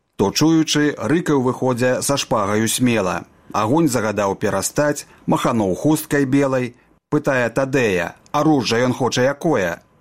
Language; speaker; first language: Belarusian; native; Belarusian